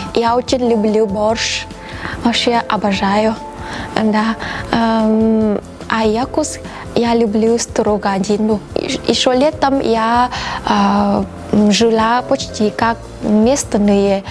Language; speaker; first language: Russian; non-native, fluent; Vietnamese